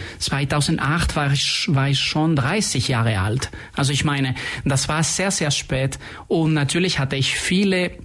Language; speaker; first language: German; non-native, fluent; Spanish